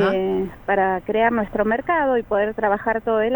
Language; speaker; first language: Spanish; native; Spanish